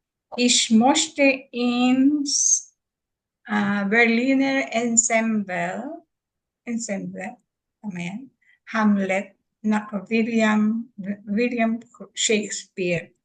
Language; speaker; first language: German; non-native, learner; Filipino